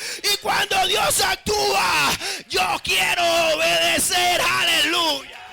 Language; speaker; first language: Spanish; native; Spanish